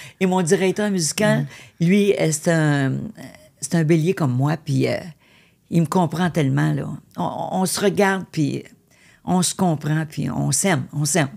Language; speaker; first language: French; native; French